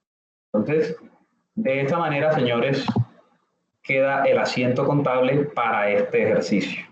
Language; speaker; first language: Spanish; native; Spanish